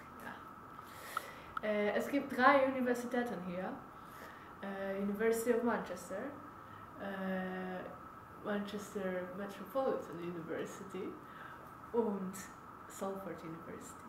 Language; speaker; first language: German; non-native, learner; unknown